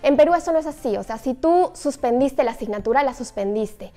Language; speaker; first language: Spanish; native; Spanish